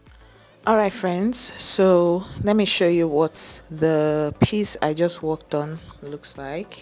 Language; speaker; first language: English; native; English